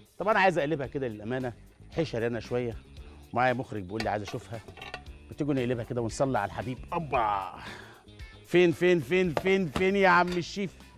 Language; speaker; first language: Arabic; native; Arabic